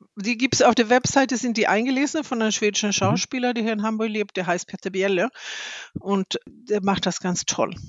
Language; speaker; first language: German; non-native, fluent; Swedish